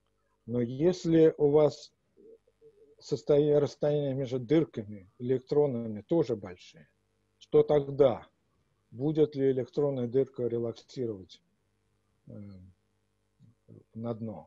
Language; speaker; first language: Russian; native; Russian